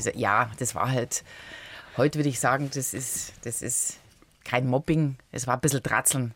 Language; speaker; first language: German; early bilingual, other home language; Italian